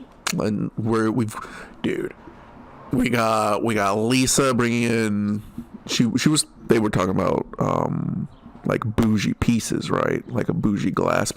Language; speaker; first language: English; native; English